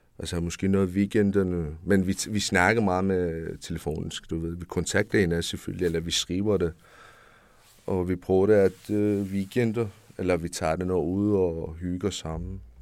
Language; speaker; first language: Danish; non-native, learner; Persian